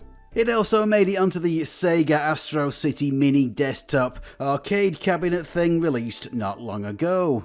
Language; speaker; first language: English; native; English